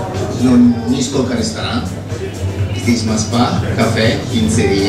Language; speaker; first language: Russian; non-native, learner; Italian